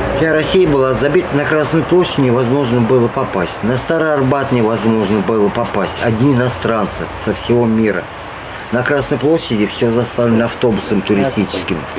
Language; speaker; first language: Russian; native; Russian